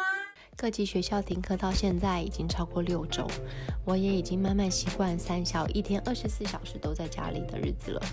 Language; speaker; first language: Chinese; native; Chinese